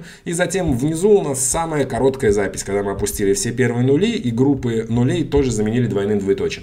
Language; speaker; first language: Russian; native; Russian